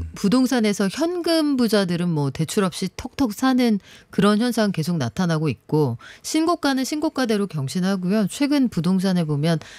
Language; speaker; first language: Korean; native; Korean